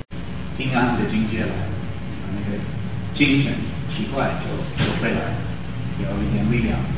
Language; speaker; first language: Chinese; non-native, fluent; English